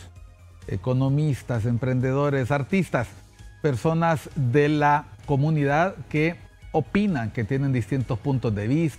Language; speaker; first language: Spanish; native; Spanish